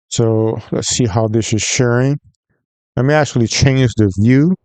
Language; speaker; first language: English; native; English